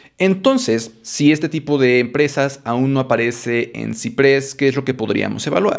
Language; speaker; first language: Spanish; native; Spanish